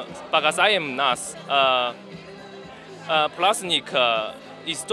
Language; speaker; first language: Russian; non-native, learner; Chinese